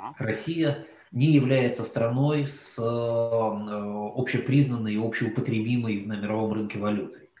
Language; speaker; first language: Russian; native; Russian